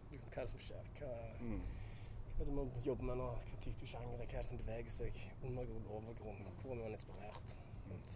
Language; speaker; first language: Norwegian; native; Norwegian